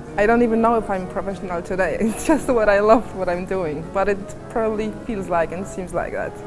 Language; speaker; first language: English; non-native, fluent; Polish